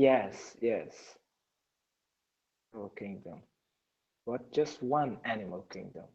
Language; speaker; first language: English; non-native, learner; Persian